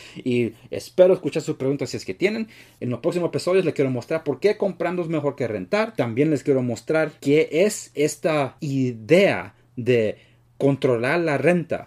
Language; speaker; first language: Spanish; early bilingual, heritage; Spanish